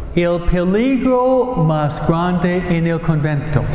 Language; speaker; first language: Spanish; non-native, fluent; English